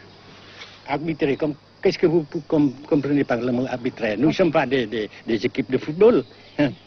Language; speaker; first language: French; non-native, local second language; Vietnamese